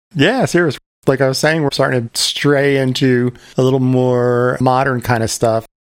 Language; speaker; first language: English; native; English